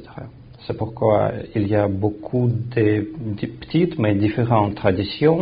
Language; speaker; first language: French; non-native, fluent; Russian